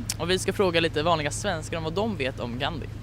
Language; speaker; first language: Swedish; native; Swedish